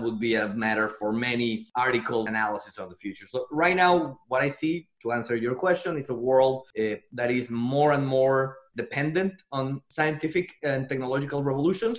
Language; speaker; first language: English; non-native, fluent; Spanish